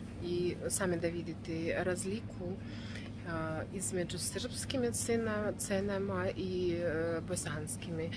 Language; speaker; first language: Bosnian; non-native, learner; Russian